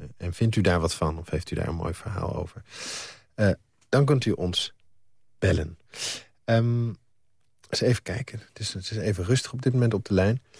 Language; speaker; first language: Dutch; native; Dutch